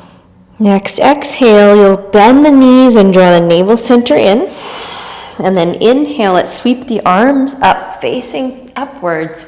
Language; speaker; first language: English; native; English